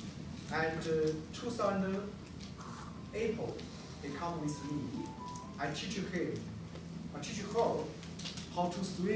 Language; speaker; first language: English; non-native, learner; Chinese